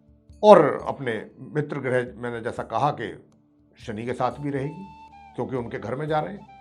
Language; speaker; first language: Hindi; native; Hindi